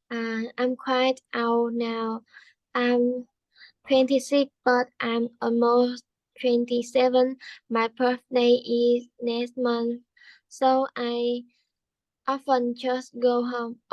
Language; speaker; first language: English; non-native, learner; Vietnamese